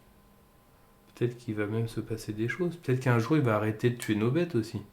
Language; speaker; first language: French; native; French